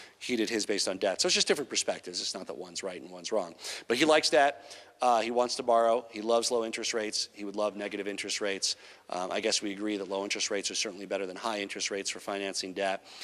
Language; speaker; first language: English; native; English